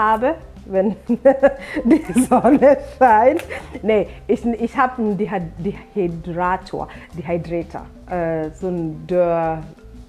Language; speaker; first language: German; non-native, fluent; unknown